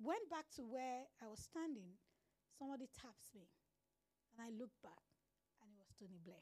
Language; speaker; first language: English; non-native, local second language; Yoruba